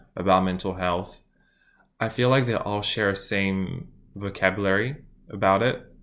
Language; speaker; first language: English; non-native, fluent; French